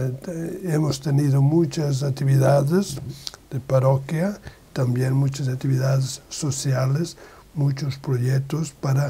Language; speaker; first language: Spanish; non-native, learner; Portuguese